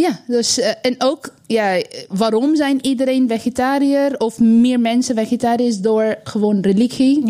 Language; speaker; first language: Dutch; non-native, learner; Bangla